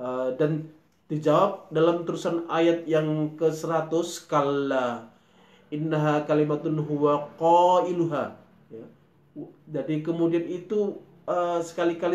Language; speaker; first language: Indonesian; native; Indonesian